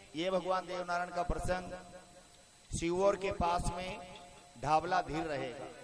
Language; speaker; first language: Hindi; native; Hindi